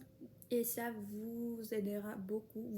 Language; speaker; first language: French; non-native, fluent; Spanish